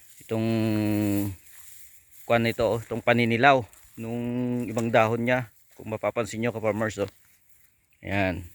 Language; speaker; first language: Filipino; non-native, local second language; Iloko